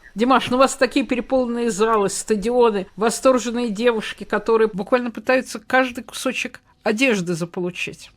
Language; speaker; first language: Russian; native; Russian